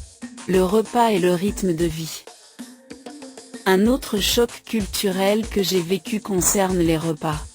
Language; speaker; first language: French; non-native, fluent; Thai